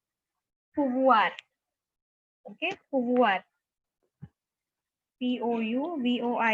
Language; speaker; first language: French; non-native, fluent; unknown